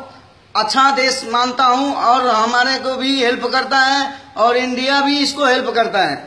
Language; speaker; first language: Hindi; non-native, local second language; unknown